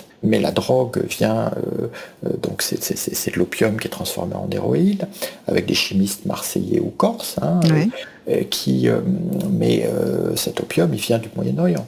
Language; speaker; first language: French; native; French